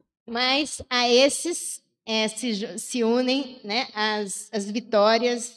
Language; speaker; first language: Portuguese; native; Portuguese